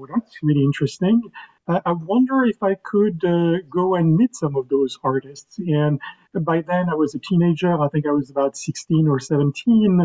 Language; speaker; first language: English; non-native, fluent; French